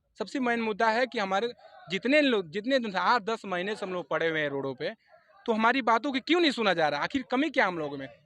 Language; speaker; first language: Hindi; non-native, local second language; Assamese